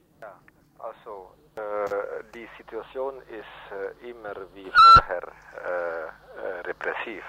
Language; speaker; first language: German; non-native, learner; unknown